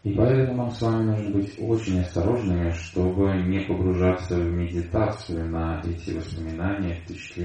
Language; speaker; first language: Russian; native; Russian